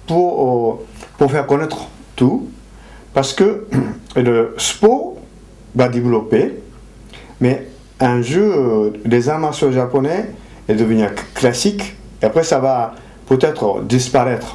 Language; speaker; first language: French; non-native, fluent; Japanese